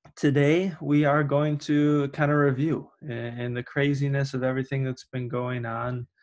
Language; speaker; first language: English; native; English